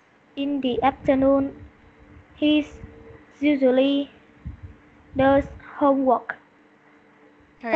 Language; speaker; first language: English; non-native, learner; Vietnamese